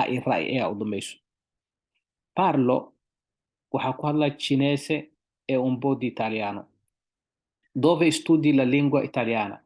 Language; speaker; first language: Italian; non-native, fluent; Somali